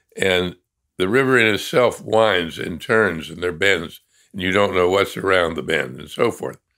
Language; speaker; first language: English; native; English